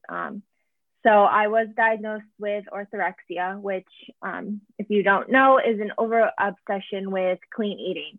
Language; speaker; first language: English; native; English